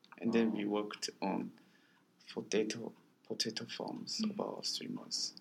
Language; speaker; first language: English; non-native, learner; Korean